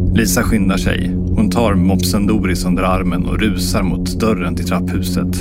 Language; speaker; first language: Swedish; native; Swedish